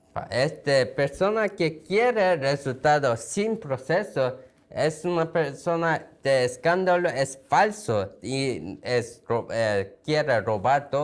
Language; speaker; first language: Spanish; non-native, fluent; Korean